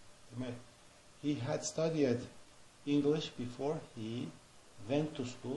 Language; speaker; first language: English; non-native, fluent; Azerbaijani